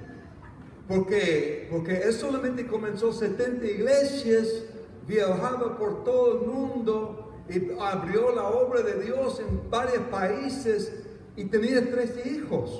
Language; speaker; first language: Spanish; non-native, fluent; English